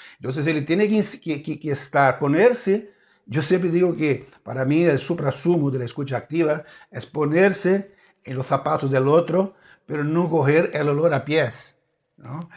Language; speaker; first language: Spanish; non-native, fluent; Portuguese